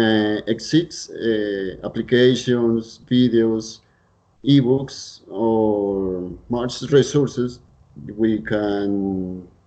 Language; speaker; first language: English; non-native, learner; Spanish